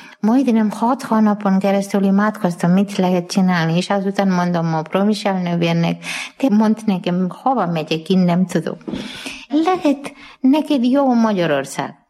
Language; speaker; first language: Hungarian; non-native, fluent; Malayalam